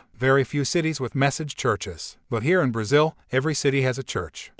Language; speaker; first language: English; non-native, fluent; Portuguese